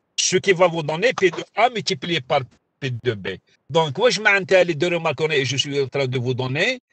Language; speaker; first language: French; non-native, local second language; Arabic